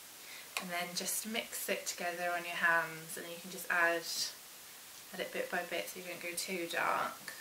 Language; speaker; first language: English; native; English